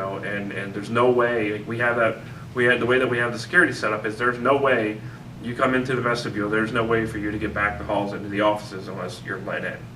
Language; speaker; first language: English; native; English